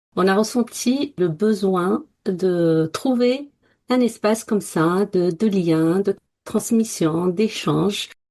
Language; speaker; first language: French; non-native, local second language; Arabic